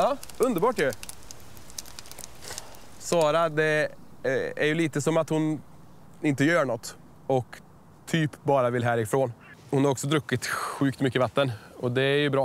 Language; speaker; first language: Swedish; native; Swedish